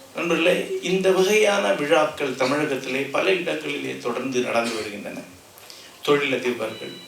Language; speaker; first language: Tamil; non-native, local second language; Malayalam